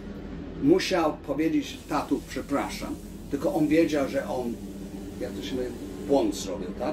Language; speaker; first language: Polish; early bilingual, heritage; Polish